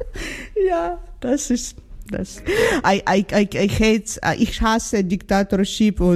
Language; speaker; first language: German; non-native, learner; Ukrainian